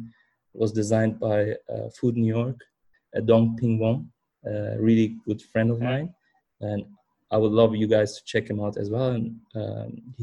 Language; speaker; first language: English; early bilingual, other home language; German